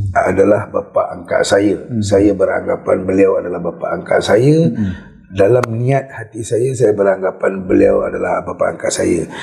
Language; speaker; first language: Malay; non-native, local second language; Tamil